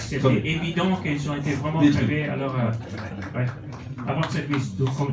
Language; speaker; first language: French; non-native, fluent; Italian